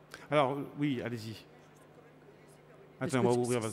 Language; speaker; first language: French; native; French